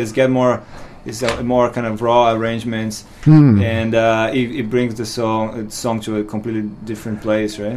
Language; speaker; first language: English; non-native, fluent; Portuguese